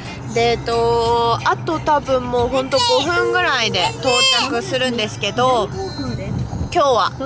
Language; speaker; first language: Japanese; native; Japanese